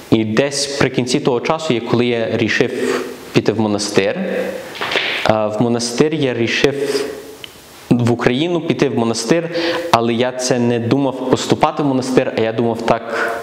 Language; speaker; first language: Ukrainian; early bilingual, heritage; Ukrainian